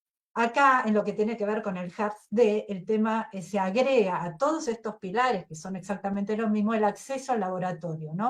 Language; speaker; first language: Spanish; native; Spanish